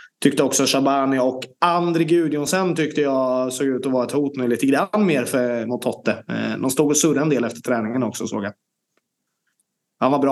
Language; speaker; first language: Swedish; native; Swedish